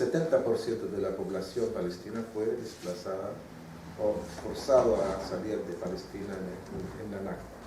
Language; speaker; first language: Spanish; non-native, fluent; Arabic